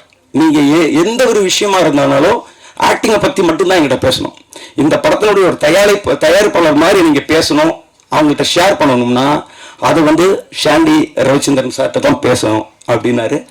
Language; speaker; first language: Tamil; native; Tamil